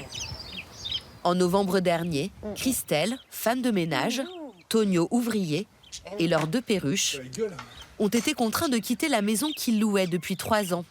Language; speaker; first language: French; native; French